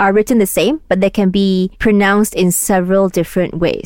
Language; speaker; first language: English; non-native, local second language; Cantonese